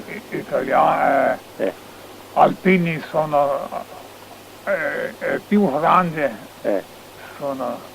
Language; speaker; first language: Italian; non-native, learner; Slovenian